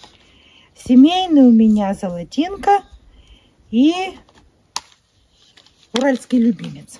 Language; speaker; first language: Russian; native; Russian